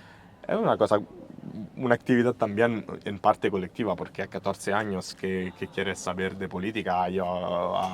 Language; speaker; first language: Spanish; non-native, fluent; Italian